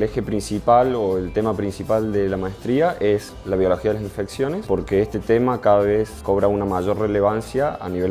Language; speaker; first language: Portuguese; non-native, learner; Spanish